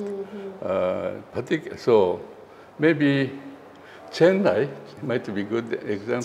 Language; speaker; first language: English; non-native, learner; Japanese